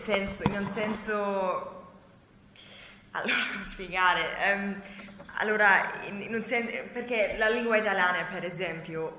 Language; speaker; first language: Italian; non-native, learner; German